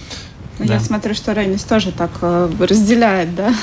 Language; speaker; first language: Russian; native; Russian